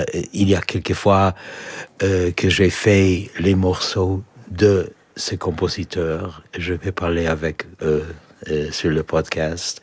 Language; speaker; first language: French; non-native, fluent; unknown